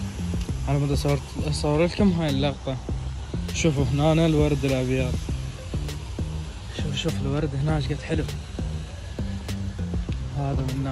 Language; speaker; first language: Arabic; native; Arabic